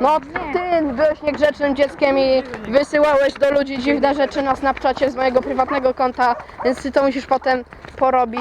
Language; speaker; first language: Polish; native; Polish